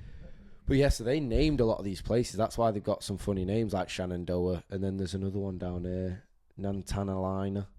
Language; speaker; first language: English; native; English